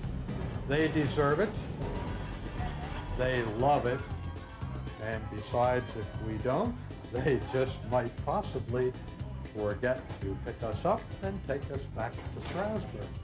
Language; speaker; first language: English; native; English